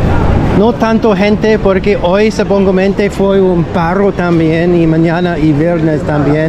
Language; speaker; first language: Spanish; non-native, learner; English